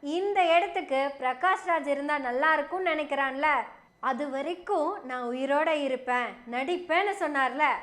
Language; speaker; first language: Tamil; native; Tamil